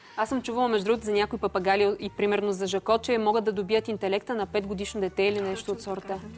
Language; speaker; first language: Bulgarian; native; Bulgarian